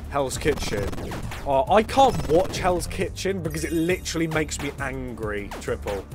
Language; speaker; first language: English; native; English